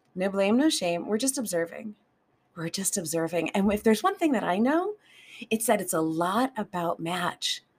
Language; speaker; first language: English; native; English